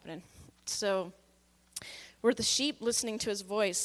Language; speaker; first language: English; native; English